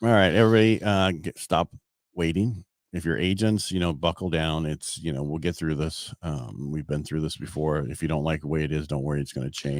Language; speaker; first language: English; native; English